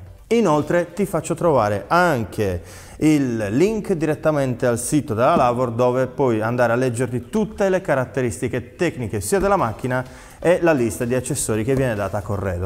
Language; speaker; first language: Italian; native; Italian